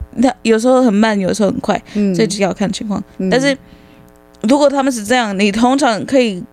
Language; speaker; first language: Chinese; non-native, fluent; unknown